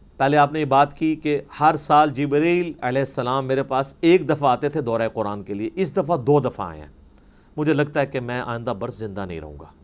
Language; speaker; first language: Urdu; non-native, local second language; Punjabi